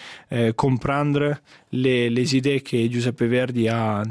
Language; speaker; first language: French; non-native, fluent; Italian